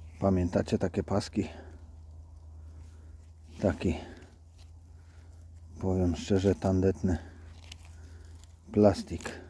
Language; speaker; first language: Polish; native; Polish